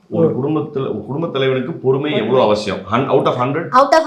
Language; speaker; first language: Tamil; native; Tamil